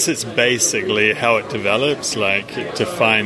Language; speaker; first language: English; native; English